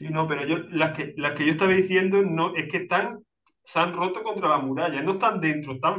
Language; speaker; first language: Spanish; native; Spanish